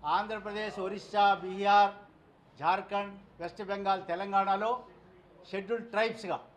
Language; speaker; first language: Telugu; non-native, local second language; Lambadi